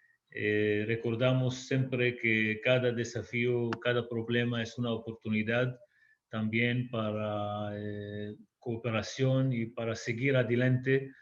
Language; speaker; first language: Spanish; non-native, fluent; Hebrew